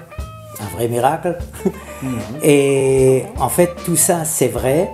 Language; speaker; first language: French; native; French